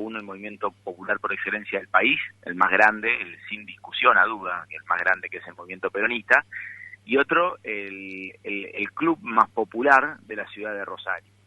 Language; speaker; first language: Spanish; native; Spanish